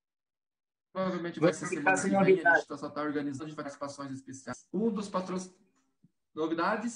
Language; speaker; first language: Portuguese; native; Portuguese